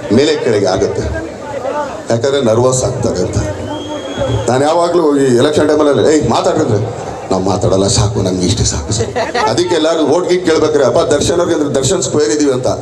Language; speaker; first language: Kannada; native; Kannada